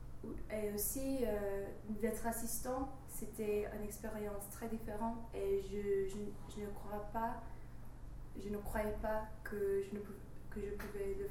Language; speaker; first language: French; non-native, fluent; English